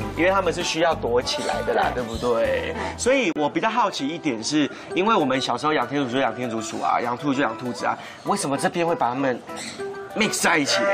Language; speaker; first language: Chinese; native; Chinese